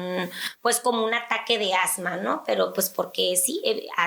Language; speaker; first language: Spanish; native; Spanish